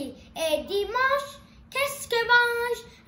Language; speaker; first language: French; non-native, learner; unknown